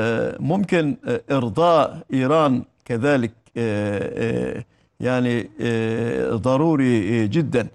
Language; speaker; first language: Arabic; non-native, fluent; Turkish